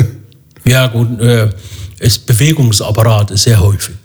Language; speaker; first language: German; non-native, fluent; Arabic